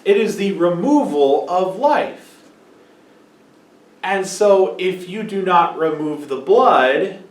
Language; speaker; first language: English; native; English